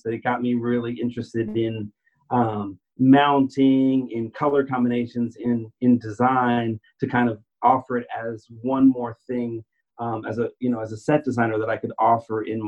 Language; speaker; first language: English; native; English